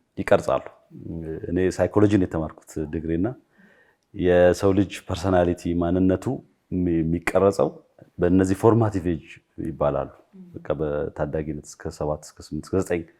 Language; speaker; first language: Amharic; native; Amharic